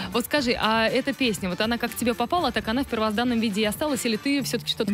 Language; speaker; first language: Russian; native; Russian